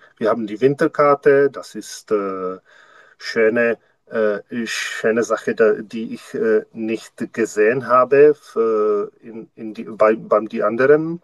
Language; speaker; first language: German; non-native, learner; Czech